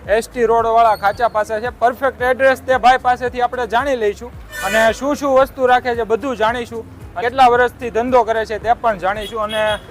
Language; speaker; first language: Gujarati; native; Gujarati